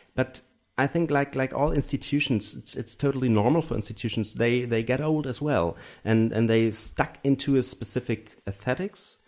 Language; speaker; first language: English; non-native, fluent; German